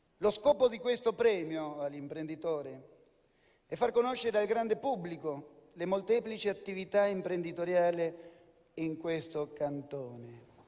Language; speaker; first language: Italian; native; Italian